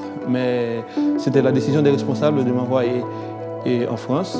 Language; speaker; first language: French; non-native, local second language; Haitian Creole